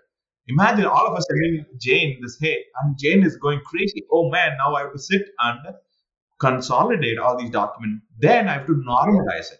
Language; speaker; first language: English; non-native, local second language; Tamil